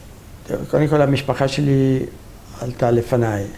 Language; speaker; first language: Hebrew; non-native, fluent; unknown